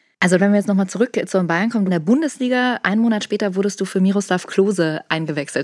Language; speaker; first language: German; native; German